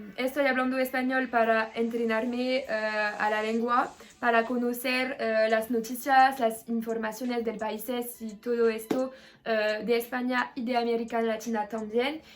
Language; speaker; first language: Spanish; non-native, learner; French